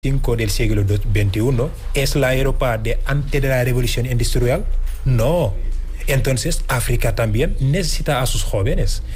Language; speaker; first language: Spanish; non-native, fluent; Wolof